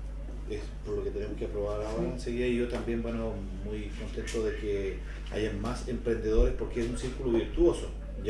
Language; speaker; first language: Spanish; native; Spanish